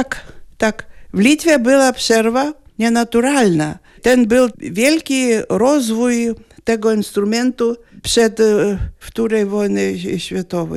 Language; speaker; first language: Polish; non-native, learner; Lithuanian